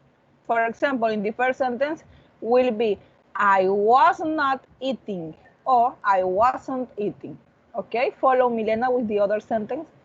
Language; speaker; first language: English; non-native, fluent; Spanish